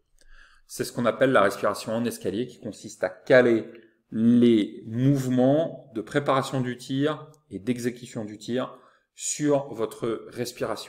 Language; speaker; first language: French; native; French